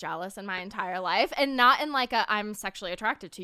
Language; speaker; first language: English; native; English